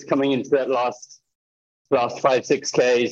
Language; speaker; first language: English; native; English